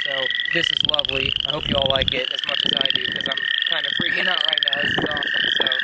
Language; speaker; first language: English; native; English